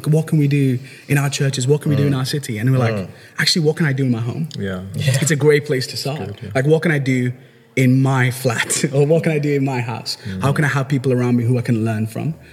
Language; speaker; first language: English; native; English